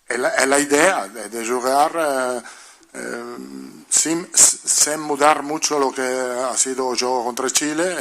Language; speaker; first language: Portuguese; non-native, learner; Italian